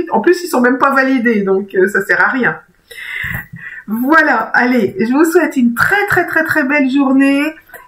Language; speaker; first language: French; native; French